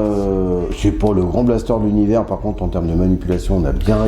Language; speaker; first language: French; native; French